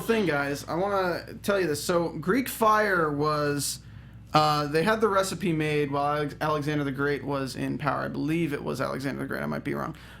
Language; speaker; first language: English; native; English